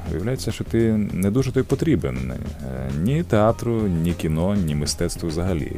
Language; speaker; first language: Ukrainian; native; Ukrainian